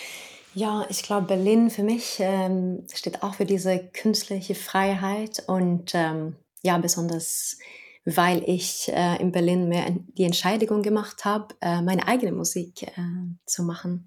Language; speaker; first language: German; non-native, fluent; Norwegian